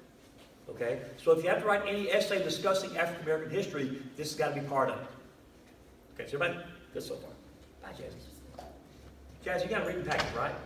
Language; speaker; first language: English; native; English